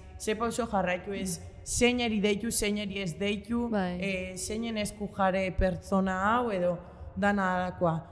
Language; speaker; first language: Basque; native; Basque